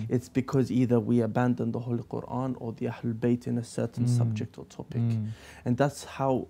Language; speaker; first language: English; native; English